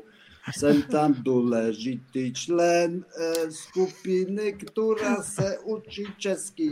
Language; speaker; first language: Czech; non-native, learner; Polish